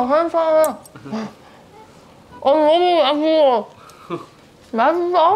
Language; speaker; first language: Korean; non-native, learner; German